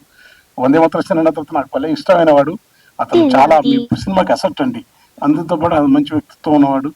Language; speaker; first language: Telugu; native; Telugu